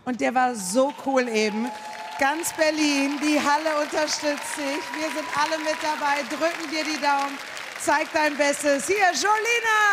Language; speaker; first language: German; native; German